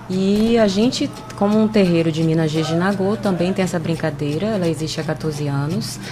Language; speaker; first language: Portuguese; native; Portuguese